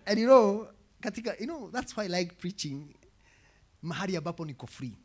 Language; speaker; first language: English; non-native, local second language; Swahili